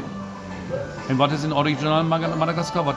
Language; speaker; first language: English; non-native, learner; German